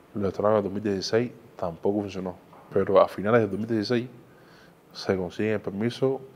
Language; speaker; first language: Spanish; native; Spanish